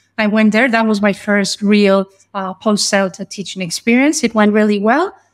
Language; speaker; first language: English; non-native, fluent; Greek